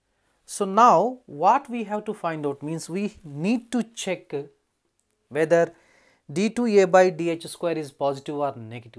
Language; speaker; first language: English; non-native, local second language; Telugu